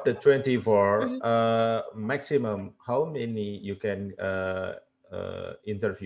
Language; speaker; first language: English; non-native, learner; Indonesian